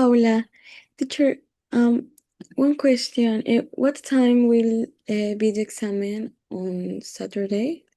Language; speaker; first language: English; non-native, learner; Spanish